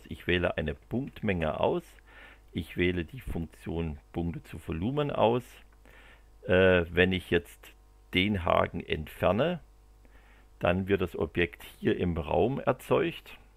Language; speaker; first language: German; native; German